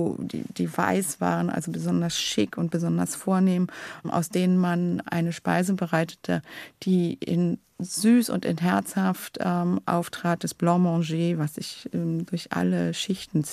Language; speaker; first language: German; native; German